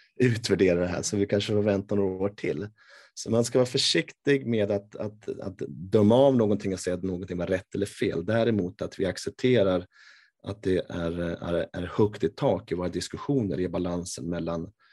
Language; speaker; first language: Swedish; native; Swedish